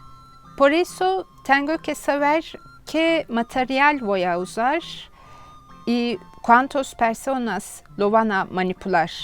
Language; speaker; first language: Spanish; non-native, fluent; Turkish